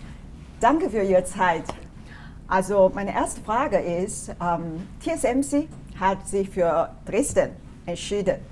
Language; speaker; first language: German; non-native, fluent; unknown